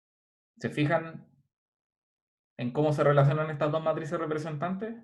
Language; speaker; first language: Spanish; native; Spanish